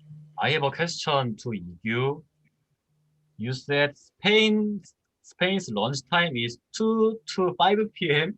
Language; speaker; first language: English; non-native, learner; Korean